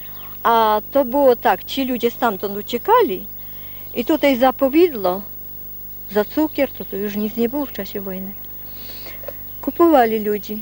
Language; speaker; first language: Polish; non-native, local second language; Rusyn